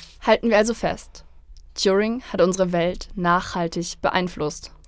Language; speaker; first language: German; native; German